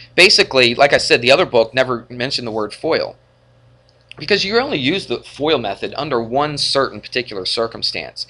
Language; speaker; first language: English; native; English